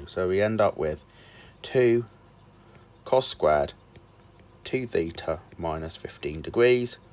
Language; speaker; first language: English; native; English